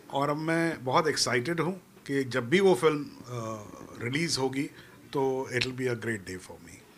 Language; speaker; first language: Hindi; native; Hindi